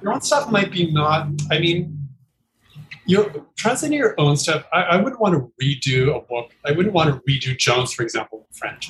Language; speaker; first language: English; native; English